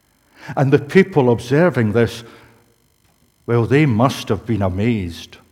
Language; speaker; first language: English; native; English